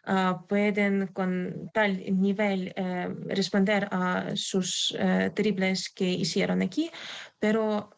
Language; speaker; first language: Spanish; non-native, learner; Ukrainian